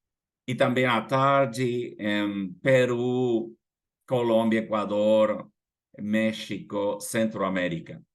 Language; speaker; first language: Portuguese; non-native, fluent; Spanish